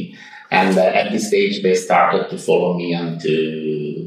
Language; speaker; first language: English; non-native, fluent; Italian